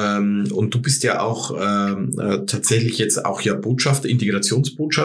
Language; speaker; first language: German; native; German